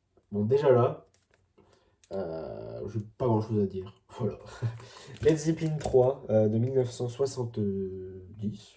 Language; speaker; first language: French; native; French